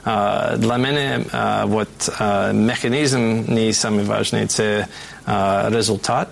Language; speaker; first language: Ukrainian; non-native, fluent; English